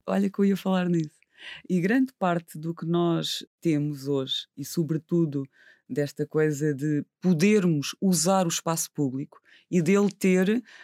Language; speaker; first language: Portuguese; native; Portuguese